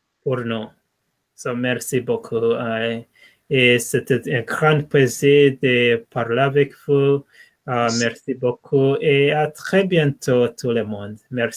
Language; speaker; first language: French; non-native, learner; English